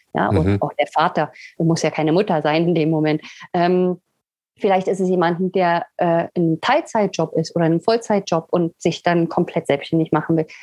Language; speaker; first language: German; native; German